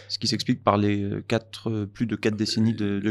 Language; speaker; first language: French; native; French